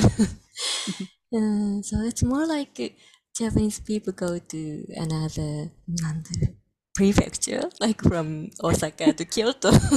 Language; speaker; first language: English; non-native, fluent; Japanese